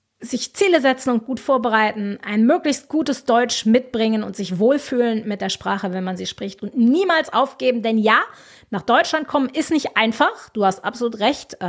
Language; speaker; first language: German; native; German